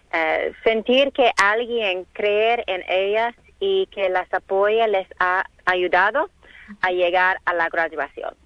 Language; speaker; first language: Spanish; non-native, learner; English